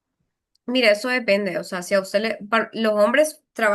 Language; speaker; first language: Spanish; native; Spanish